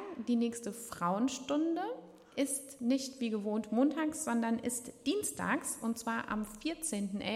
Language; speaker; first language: German; native; German